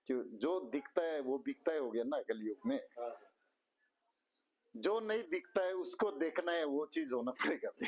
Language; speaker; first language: Hindi; non-native, local second language; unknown